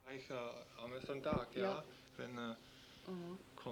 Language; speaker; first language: German; non-native, learner; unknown